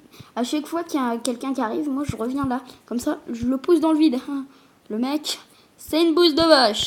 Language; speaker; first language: French; native; French